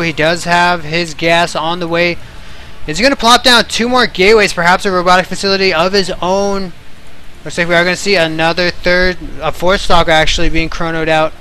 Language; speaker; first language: English; native; English